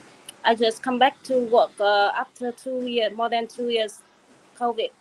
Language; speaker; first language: English; non-native, learner; Vietnamese